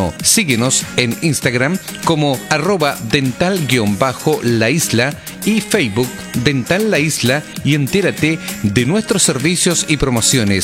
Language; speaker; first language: Spanish; native; Spanish